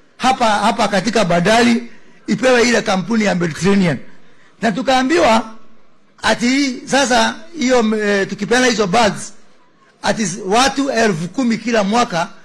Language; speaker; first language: Swahili; non-native, local second language; Kikuyu